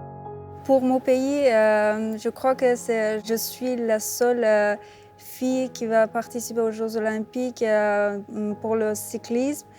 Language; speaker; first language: French; non-native, learner; Persian